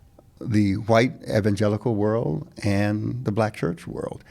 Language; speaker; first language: English; native; English